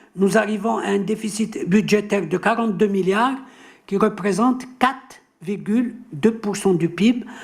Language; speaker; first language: French; non-native, local second language; Arabic